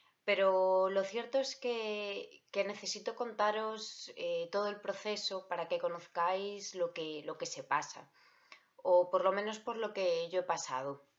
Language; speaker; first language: Spanish; native; Spanish